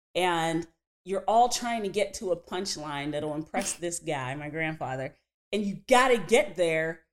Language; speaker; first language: English; native; English